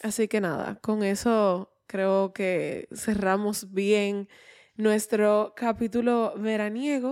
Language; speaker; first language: Spanish; native; Spanish